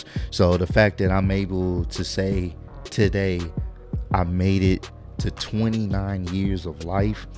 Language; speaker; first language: English; native; English